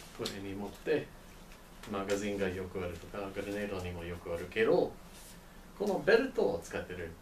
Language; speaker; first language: Japanese; non-native, learner; English